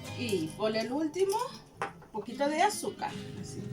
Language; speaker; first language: Spanish; non-native, local second language; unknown